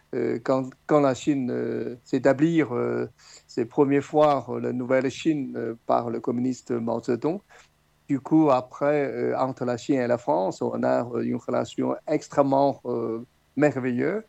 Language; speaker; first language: French; non-native, fluent; Chinese